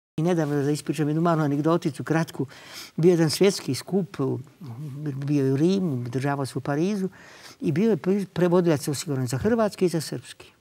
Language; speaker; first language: Croatian; native; Croatian